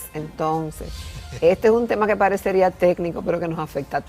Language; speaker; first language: Spanish; native; Spanish